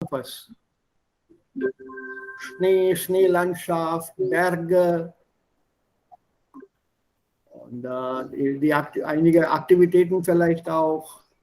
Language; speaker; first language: German; non-native, fluent; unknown